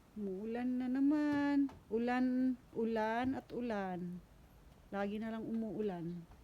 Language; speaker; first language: Filipino; native; Filipino